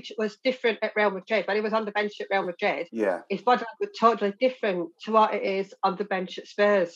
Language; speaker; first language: English; native; English